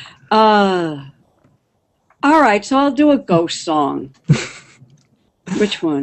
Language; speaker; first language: English; native; English